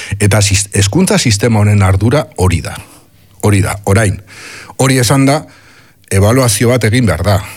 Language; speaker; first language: Basque; non-native, local second language; Spanish